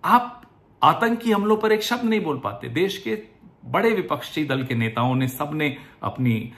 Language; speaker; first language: Hindi; native; Hindi